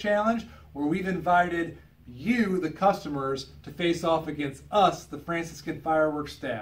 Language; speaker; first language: English; native; English